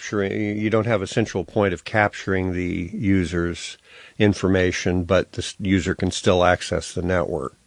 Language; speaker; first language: English; native; English